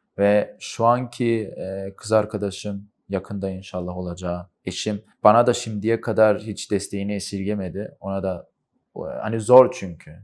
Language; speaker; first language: Turkish; early bilingual, heritage; Turkish